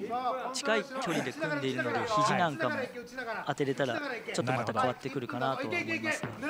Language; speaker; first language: Japanese; native; Japanese